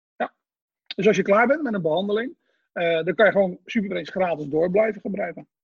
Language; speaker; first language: Dutch; native; Dutch